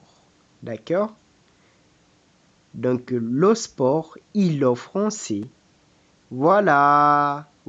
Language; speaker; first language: French; non-native, fluent; Portuguese